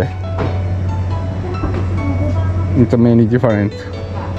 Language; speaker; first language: English; non-native, learner; Japanese